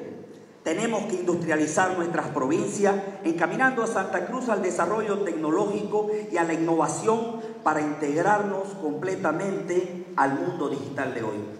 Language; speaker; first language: Spanish; native; Spanish